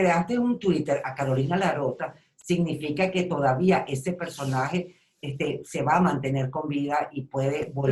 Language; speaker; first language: Spanish; native; Spanish